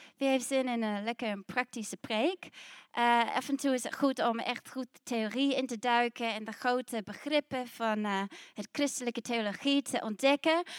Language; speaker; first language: Dutch; non-native, fluent; English